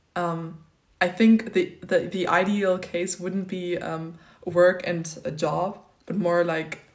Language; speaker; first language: English; non-native, fluent; German